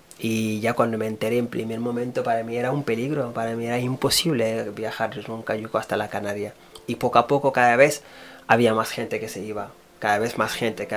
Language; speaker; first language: Spanish; non-native, fluent; Wolof